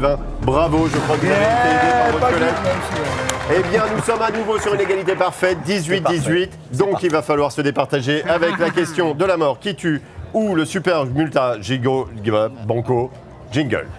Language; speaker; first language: French; native; French